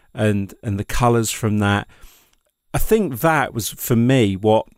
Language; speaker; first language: English; native; English